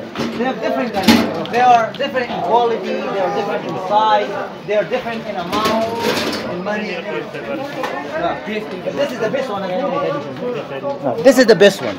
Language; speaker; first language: English; non-native, fluent; Persian